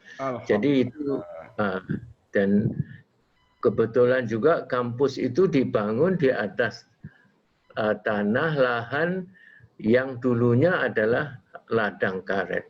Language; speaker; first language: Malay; non-native, local second language; Javanese